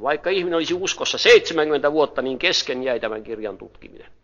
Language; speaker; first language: Finnish; native; Finnish